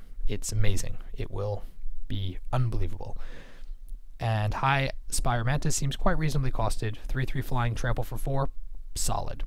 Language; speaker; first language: English; native; English